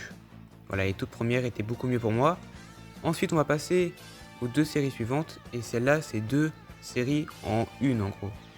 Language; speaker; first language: French; native; French